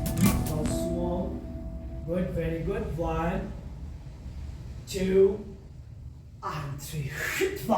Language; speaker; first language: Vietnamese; non-native, learner; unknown